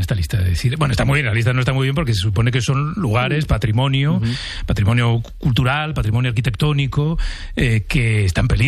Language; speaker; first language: Spanish; native; Spanish